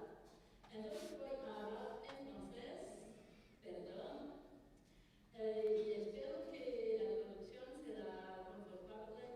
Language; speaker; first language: Spanish; non-native, learner; French